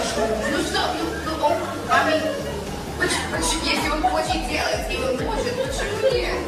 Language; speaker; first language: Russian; early bilingual, heritage; Russian